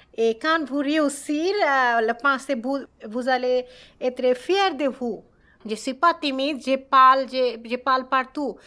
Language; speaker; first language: French; non-native, learner; Bangla